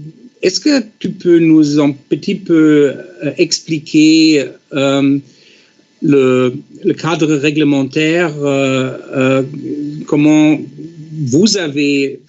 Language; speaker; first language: French; non-native, fluent; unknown